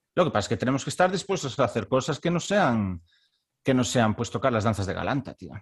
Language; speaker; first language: Spanish; native; Spanish